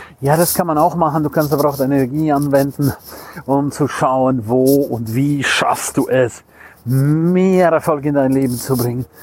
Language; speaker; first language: German; non-native, local second language; Romansh